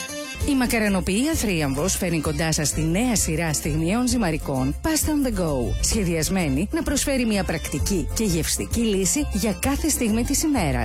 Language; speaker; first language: Greek; native; Greek